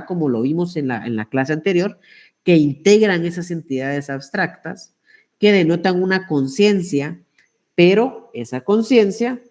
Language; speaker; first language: Spanish; native; Spanish